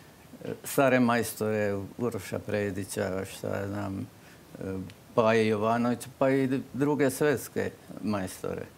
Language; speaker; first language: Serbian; non-native, local second language; Slovak